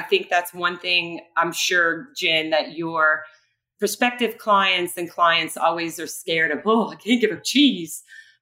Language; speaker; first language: English; native; English